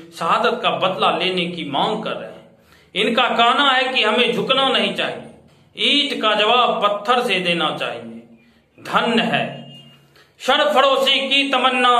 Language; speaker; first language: Hindi; native; Hindi